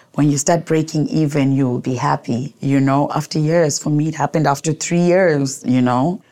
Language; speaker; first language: English; non-native, local second language; Shona